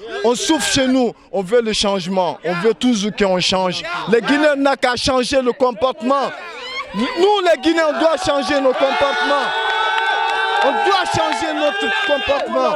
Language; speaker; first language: French; non-native, local second language; Fula